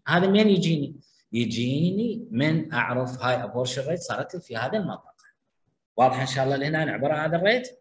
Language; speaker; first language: Arabic; native; Arabic